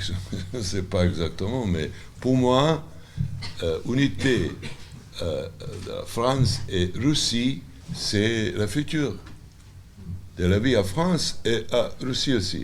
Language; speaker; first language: French; non-native, learner; Serbian